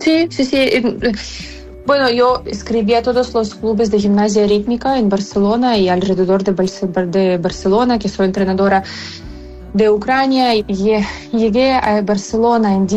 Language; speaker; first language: Spanish; non-native, fluent; Ukrainian